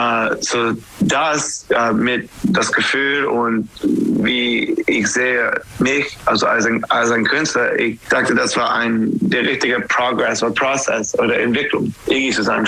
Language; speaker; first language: German; non-native, fluent; English